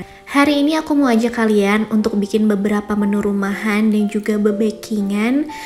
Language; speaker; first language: Indonesian; native; Indonesian